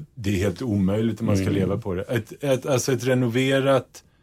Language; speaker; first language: Swedish; native; Swedish